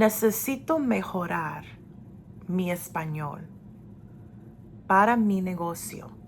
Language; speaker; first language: Spanish; non-native, fluent; English